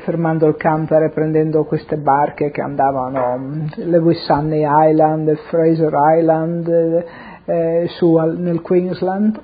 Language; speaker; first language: Italian; native; Italian